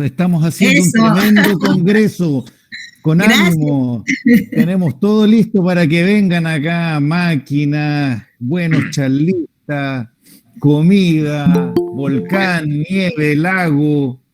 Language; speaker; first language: Spanish; native; Spanish